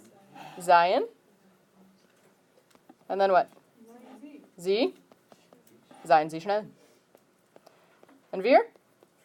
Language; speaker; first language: German; non-native, fluent; English